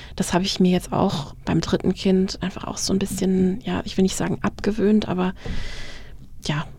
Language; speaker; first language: German; native; German